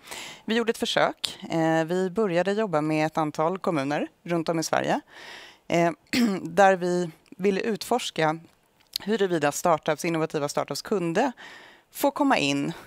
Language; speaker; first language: Swedish; native; Swedish